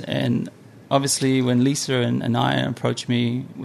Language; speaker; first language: English; non-native, fluent; Samoan